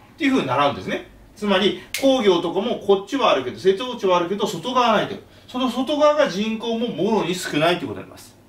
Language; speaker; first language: Japanese; native; Japanese